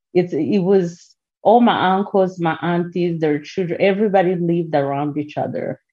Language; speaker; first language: English; non-native, local second language; Kinyarwanda